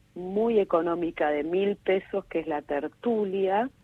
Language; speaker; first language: Spanish; native; Spanish